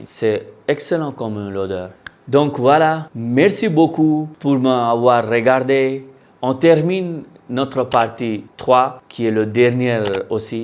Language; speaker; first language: French; non-native, local second language; Hindi